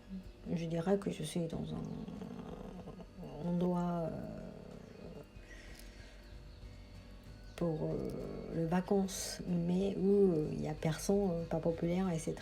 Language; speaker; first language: French; non-native, fluent; Japanese